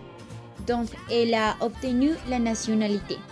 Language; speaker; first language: French; non-native, learner; Spanish